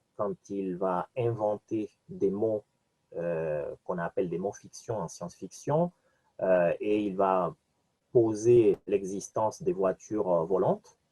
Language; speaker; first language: French; non-native, fluent; Spanish